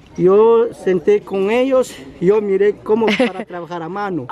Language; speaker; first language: Spanish; non-native, local second language; Kaqchikel